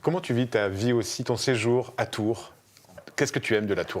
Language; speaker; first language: French; native; French